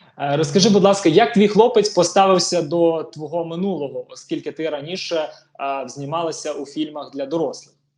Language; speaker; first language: Ukrainian; native; Ukrainian